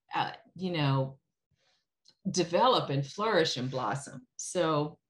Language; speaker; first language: English; native; English